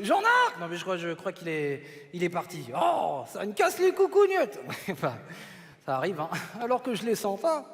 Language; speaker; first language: French; native; French